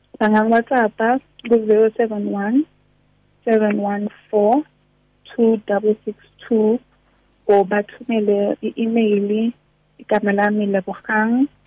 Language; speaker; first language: Zulu; non-native, local second language; Tswana